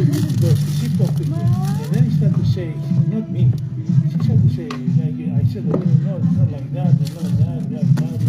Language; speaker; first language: English; non-native, learner; Indonesian